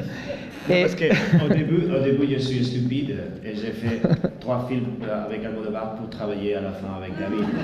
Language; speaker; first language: French; non-native, learner; Spanish